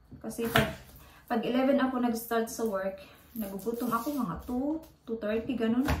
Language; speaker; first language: Filipino; native; Filipino